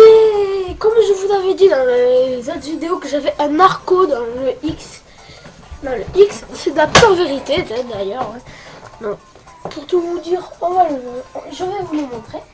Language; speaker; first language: French; native; French